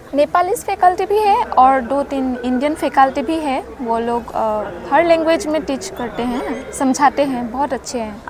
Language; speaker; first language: Hindi; non-native, local second language; Assamese